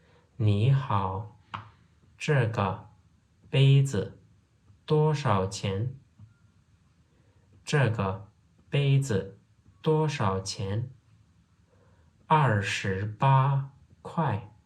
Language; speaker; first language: Chinese; non-native, fluent; Turkmen